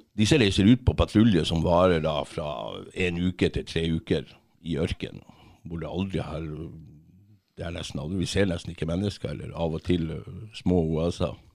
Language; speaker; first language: Norwegian; native; Norwegian